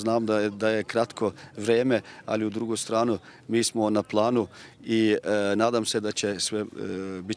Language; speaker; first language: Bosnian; non-native, learner; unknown